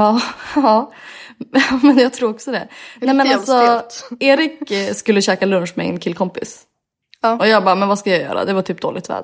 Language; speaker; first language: Swedish; native; Swedish